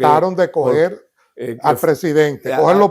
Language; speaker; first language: Spanish; native; Spanish